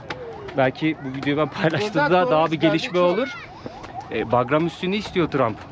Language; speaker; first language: Turkish; native; Turkish